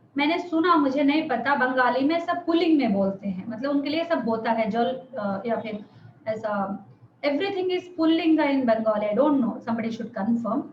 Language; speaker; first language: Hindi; non-native, local second language; Telugu